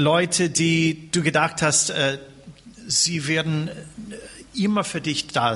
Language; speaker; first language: German; non-native, fluent; English